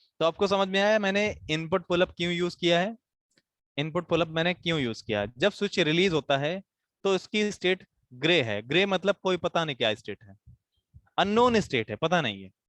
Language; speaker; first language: Hindi; native; Hindi